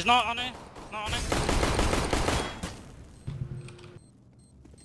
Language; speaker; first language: English; native; English